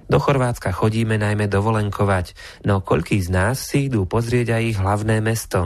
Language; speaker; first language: Slovak; native; Slovak